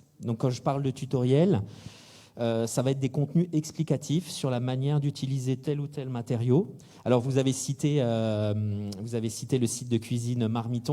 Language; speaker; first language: French; native; French